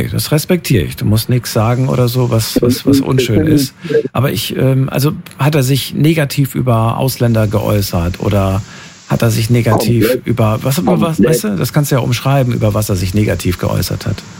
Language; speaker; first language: German; native; German